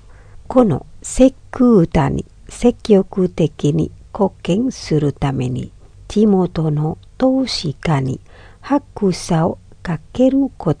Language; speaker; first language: Japanese; non-native, fluent; Indonesian